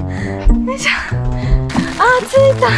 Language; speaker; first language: Japanese; native; Japanese